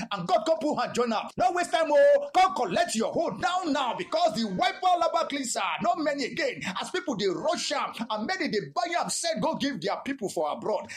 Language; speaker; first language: Nigerian Pidgin; non-native, local second language; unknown